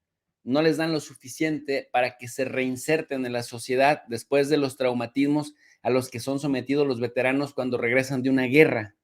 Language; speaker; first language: Spanish; native; Spanish